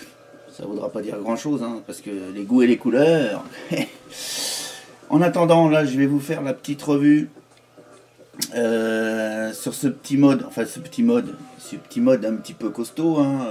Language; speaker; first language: French; native; French